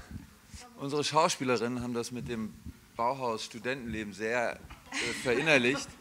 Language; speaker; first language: German; native; German